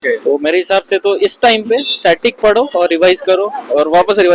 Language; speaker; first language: Hindi; native; Hindi